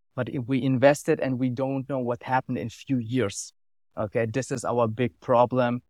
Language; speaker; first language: English; non-native, learner; German